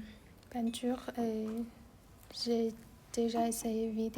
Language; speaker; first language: French; non-native, learner; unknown